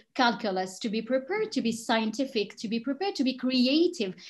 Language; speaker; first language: English; non-native, fluent; Arabic